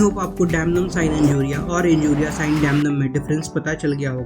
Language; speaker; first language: Hindi; native; Hindi